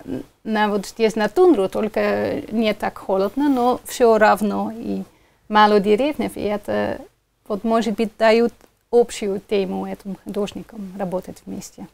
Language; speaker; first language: Russian; non-native, fluent; Dutch